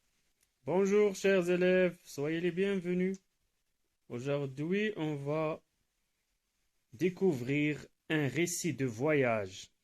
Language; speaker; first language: French; non-native, local second language; Arabic